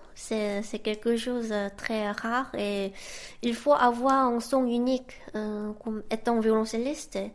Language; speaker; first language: French; non-native, fluent; Korean